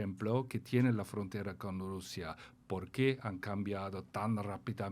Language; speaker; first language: Spanish; non-native, fluent; German